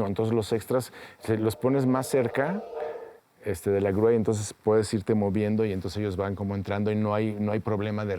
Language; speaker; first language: Spanish; native; Spanish